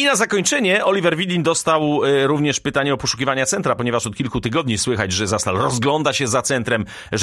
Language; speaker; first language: Polish; native; Polish